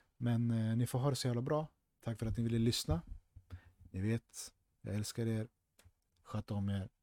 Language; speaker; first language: Swedish; early bilingual, other home language; Spanish